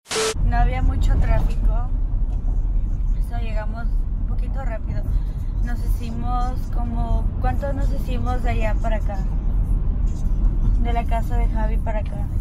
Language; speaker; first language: Spanish; early bilingual, other home language; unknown